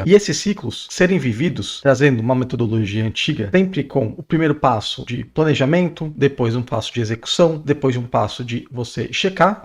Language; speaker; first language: Portuguese; native; Portuguese